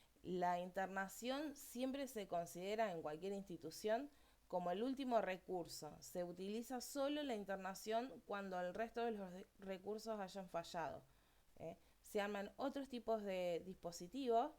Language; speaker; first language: Spanish; native; Spanish